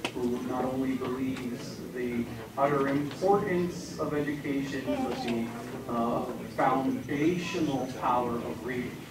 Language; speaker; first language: English; early bilingual, other home language; Spanish